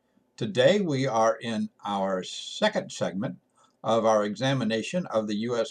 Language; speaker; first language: English; native; English